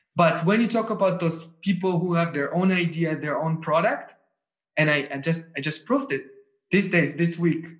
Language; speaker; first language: English; non-native, fluent; Russian